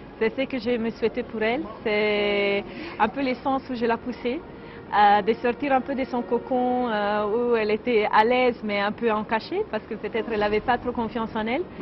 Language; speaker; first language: French; non-native, fluent; Italian